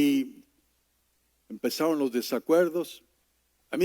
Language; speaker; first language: Spanish; native; Spanish